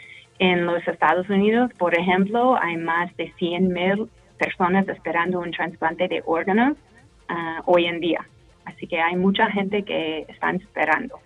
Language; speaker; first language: Spanish; non-native, fluent; English